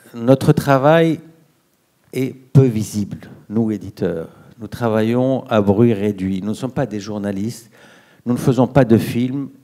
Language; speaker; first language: French; non-native, local second language; Arabic